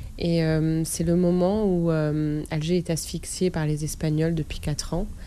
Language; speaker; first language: French; non-native, local second language; Arabic